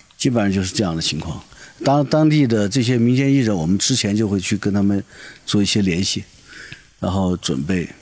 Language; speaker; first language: Chinese; native; Chinese